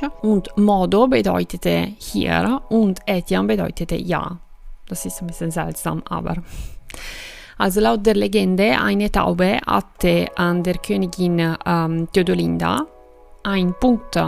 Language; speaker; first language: German; non-native, fluent; Italian